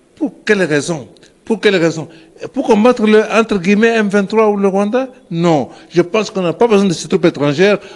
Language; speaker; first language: French; non-native, local second language; Lingala